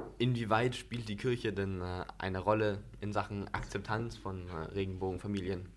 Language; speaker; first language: German; native; German